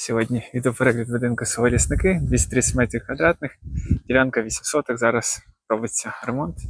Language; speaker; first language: Ukrainian; native; Ukrainian